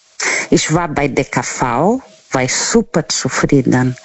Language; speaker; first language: German; non-native, learner; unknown